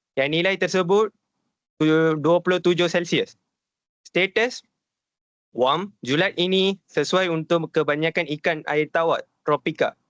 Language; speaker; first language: Malay; non-native, local second language; Tamil